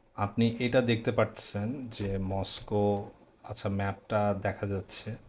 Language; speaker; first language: Bangla; native; Bangla